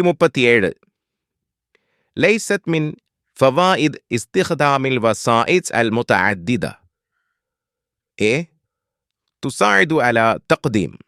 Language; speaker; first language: Arabic; non-native, fluent; Malayalam